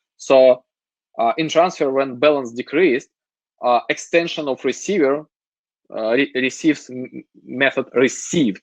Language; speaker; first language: English; non-native, fluent; Russian